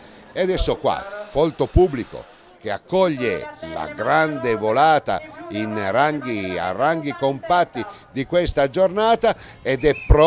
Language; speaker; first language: Italian; native; Italian